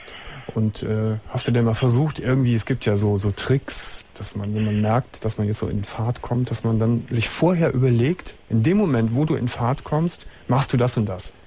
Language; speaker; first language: German; native; German